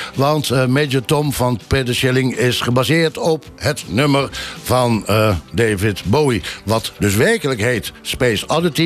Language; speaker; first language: Dutch; native; Dutch